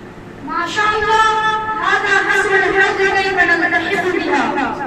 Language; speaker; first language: Arabic; non-native, learner; Urdu